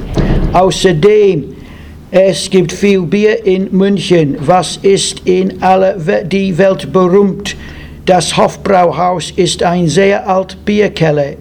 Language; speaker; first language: German; non-native, learner; English